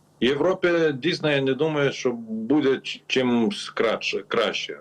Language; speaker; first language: Ukrainian; non-native, learner; Lithuanian